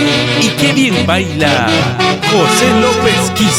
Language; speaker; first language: Spanish; native; Spanish